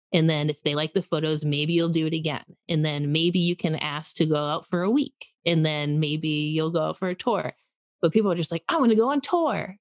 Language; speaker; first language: English; native; English